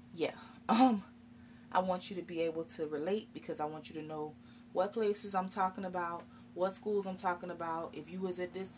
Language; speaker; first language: English; native; English